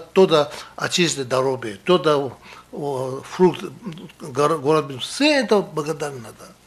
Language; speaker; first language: Russian; non-native, learner; Tibetan